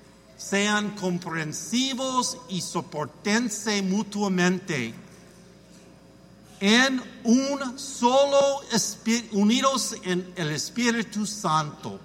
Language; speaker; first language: Spanish; non-native, learner; English